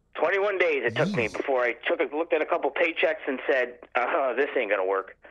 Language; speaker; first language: English; native; English